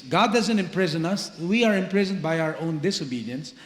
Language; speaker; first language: English; non-native, local second language; Filipino